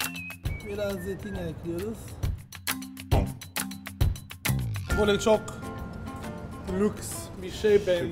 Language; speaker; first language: Turkish; non-native, learner; Italian